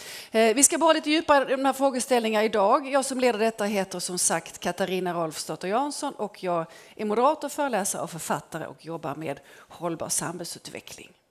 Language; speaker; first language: Swedish; native; Swedish